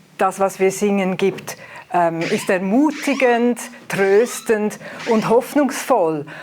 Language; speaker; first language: German; native; German